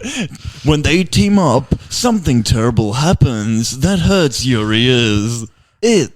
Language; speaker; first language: English; native; English